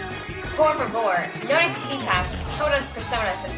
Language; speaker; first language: Spanish; non-native, learner; English